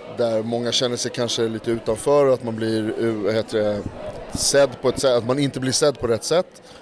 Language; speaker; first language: Swedish; native; Swedish